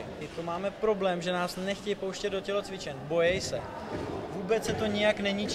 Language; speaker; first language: Czech; native; Czech